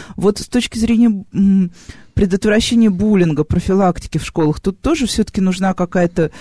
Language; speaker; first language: Russian; native; Russian